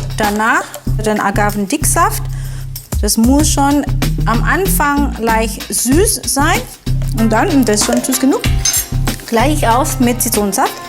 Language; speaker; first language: German; non-native, fluent; Indonesian